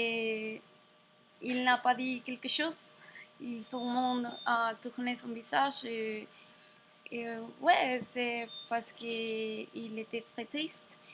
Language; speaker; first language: French; non-native, learner; Spanish